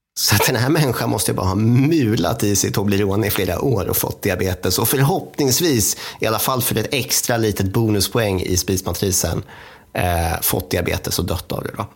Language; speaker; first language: Swedish; native; Swedish